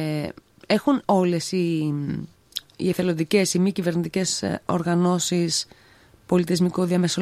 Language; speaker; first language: Greek; native; Greek